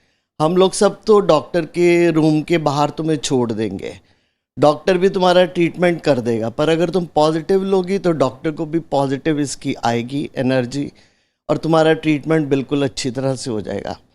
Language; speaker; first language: Hindi; native; Hindi